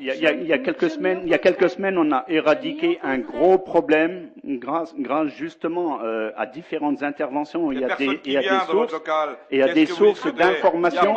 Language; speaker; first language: French; native; French